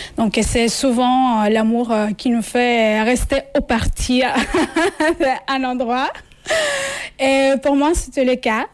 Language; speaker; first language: French; non-native, fluent; Spanish